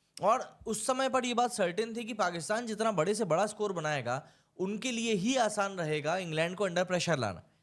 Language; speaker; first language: Hindi; native; Hindi